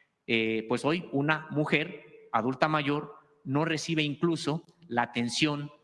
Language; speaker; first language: Spanish; native; Spanish